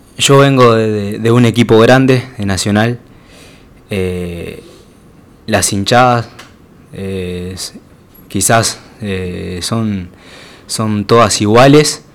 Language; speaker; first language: Spanish; native; Spanish